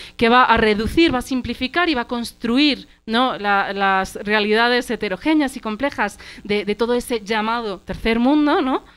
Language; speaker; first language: Spanish; early bilingual, other home language; Arabic